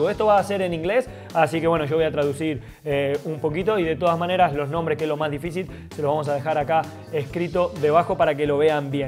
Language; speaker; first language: Spanish; native; Spanish